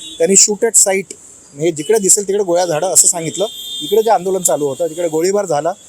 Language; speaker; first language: Marathi; native; Marathi